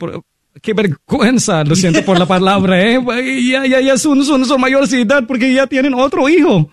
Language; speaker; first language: Spanish; non-native, fluent; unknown